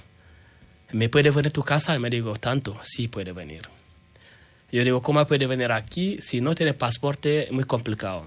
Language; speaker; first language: Spanish; non-native, learner; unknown